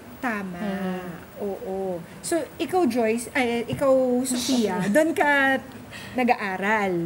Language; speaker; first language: Filipino; native; Filipino